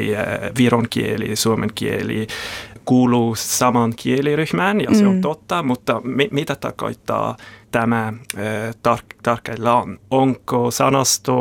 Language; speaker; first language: Finnish; non-native, learner; German